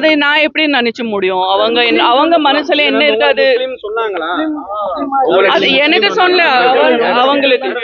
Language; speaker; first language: Tamil; non-native, learner; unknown